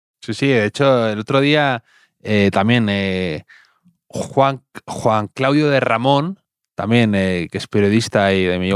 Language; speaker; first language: Spanish; native; Spanish